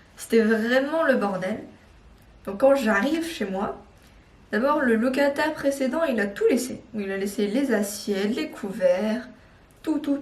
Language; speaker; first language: French; non-native, fluent; Korean